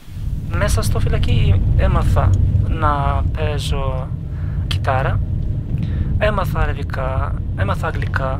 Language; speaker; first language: Greek; non-native, learner; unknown